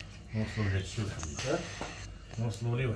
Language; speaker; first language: Arabic; native; Arabic